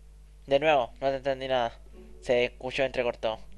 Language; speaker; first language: Spanish; native; Spanish